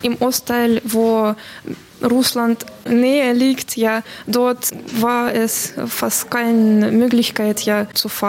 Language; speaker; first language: German; non-native, fluent; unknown